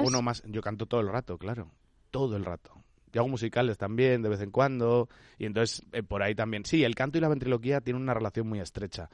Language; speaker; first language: Spanish; native; Spanish